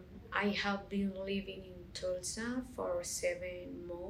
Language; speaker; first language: English; non-native, learner; Spanish